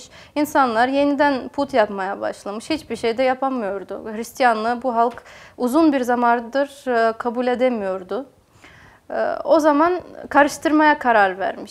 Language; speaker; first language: Turkish; non-native, fluent; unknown